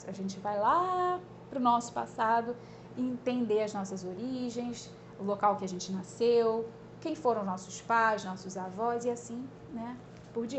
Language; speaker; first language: Portuguese; native; Portuguese